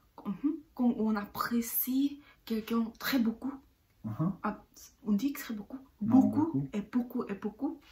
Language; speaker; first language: French; non-native, learner; Korean